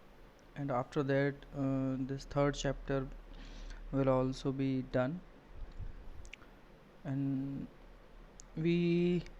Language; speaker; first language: English; non-native, local second language; Hindi